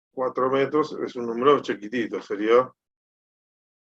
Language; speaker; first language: Spanish; native; Spanish